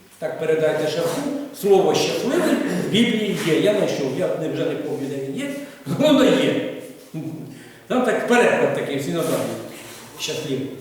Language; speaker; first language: Ukrainian; non-native, local second language; Russian